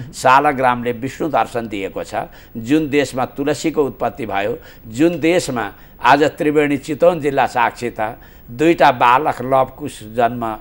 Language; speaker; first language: Nepali; native; Nepali